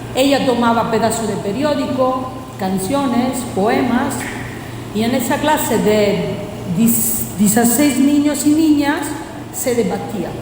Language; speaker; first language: Spanish; non-native, fluent; Italian